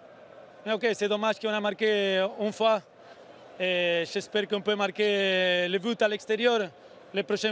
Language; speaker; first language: French; non-native, learner; Spanish